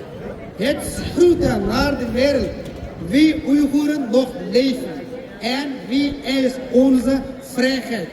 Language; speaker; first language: Dutch; non-native, local second language; Uyghur